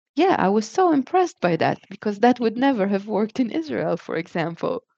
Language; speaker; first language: English; non-native, fluent; Hebrew